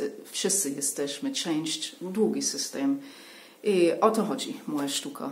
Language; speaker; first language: Polish; non-native, learner; English